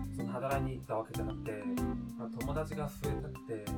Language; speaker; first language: Japanese; non-native, fluent; Chinese